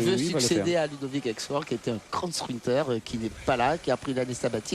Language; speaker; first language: French; native; French